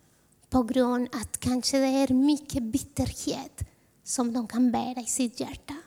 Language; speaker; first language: Swedish; non-native, fluent; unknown